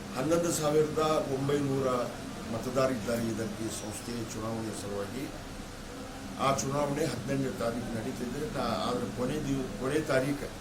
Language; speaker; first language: Kannada; non-native, local second language; Urdu